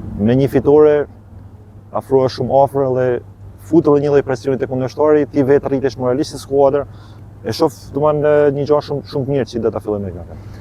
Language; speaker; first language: Albanian; native; Albanian